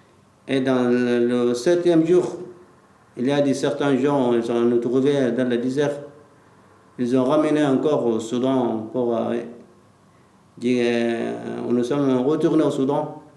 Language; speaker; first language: French; non-native, learner; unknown